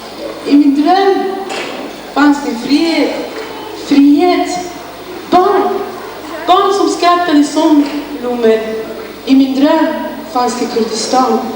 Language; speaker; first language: Swedish; non-native, learner; Kurdish